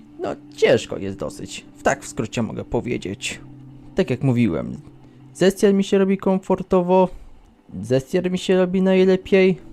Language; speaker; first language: Polish; native; Polish